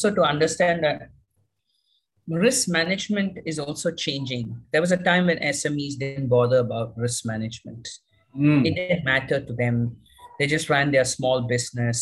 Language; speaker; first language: English; non-native, local second language; Malayalam